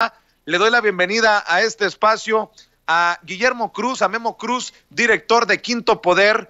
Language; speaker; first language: Spanish; native; Spanish